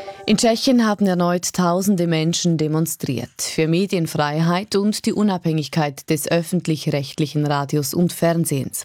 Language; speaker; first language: German; native; German